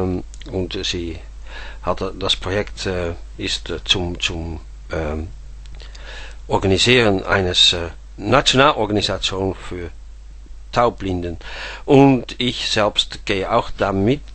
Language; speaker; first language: German; non-native, fluent; Dutch